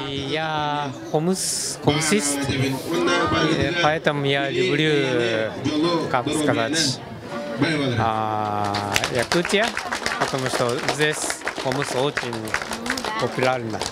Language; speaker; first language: Russian; non-native, learner; Japanese